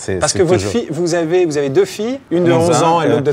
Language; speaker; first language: French; native; French